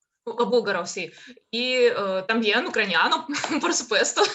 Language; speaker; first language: Spanish; non-native, fluent; Ukrainian